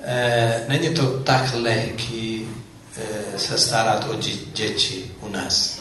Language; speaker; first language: Czech; non-native, fluent; Amharic